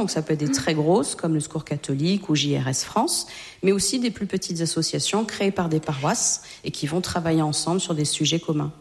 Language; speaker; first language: French; native; French